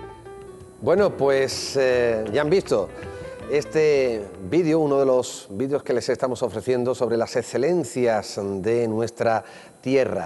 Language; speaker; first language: Spanish; native; Spanish